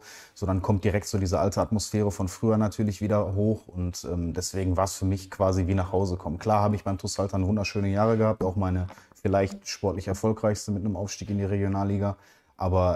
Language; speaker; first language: German; native; German